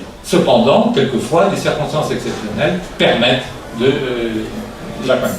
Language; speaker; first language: French; native; French